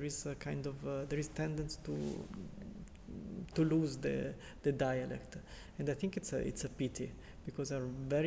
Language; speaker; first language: English; non-native, fluent; Italian